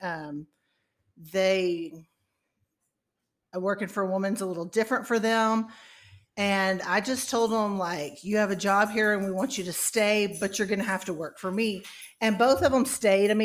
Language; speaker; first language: English; native; English